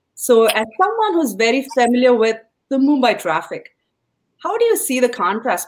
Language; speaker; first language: English; non-native, local second language; Tamil